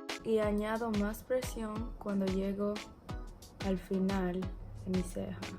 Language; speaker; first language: Spanish; early bilingual, heritage; English